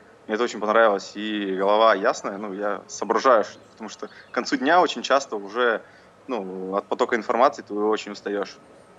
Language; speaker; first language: Russian; native; Russian